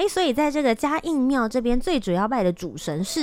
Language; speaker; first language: Chinese; native; Chinese